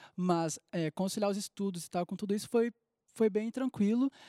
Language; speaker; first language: Portuguese; native; Portuguese